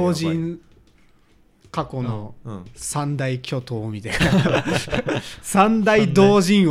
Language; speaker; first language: Japanese; native; Japanese